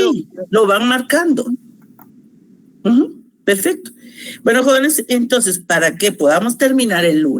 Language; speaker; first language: Spanish; native; Spanish